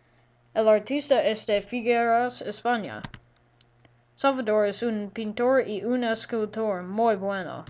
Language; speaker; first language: Spanish; non-native, learner; English